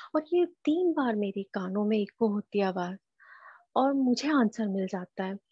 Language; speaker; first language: Hindi; native; Hindi